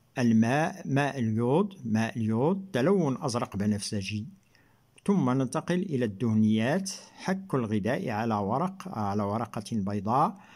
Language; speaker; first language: Arabic; native; Arabic